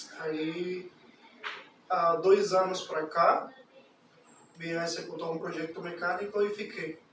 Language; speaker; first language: Portuguese; non-native, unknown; Spanish